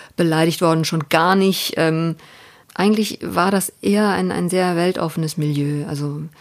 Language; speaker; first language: German; native; German